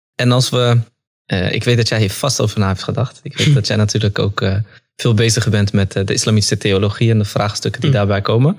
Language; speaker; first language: Dutch; early bilingual, other home language; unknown